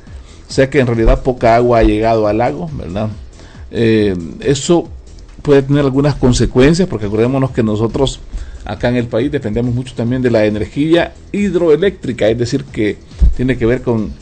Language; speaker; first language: Spanish; native; Spanish